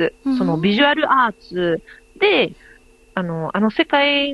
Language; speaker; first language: Japanese; non-native, fluent; French